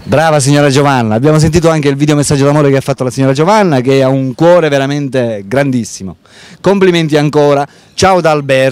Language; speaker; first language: Italian; native; Italian